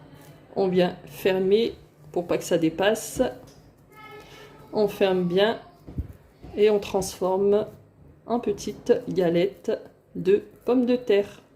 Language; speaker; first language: French; native; French